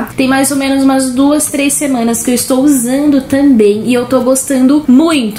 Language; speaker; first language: Portuguese; native; Portuguese